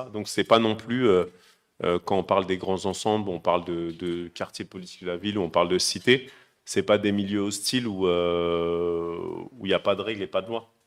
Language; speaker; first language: French; native; French